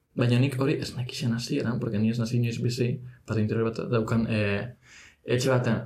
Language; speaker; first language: Basque; non-native, local second language; Spanish